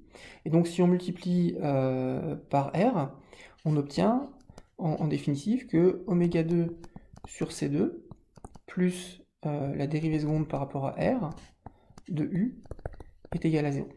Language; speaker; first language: French; native; French